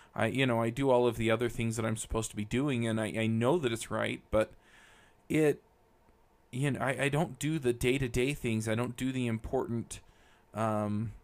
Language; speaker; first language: English; native; English